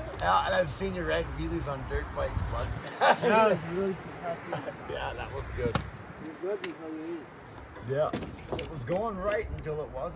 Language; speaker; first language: English; native; English